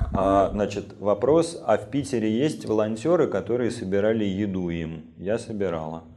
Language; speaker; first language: Russian; native; Russian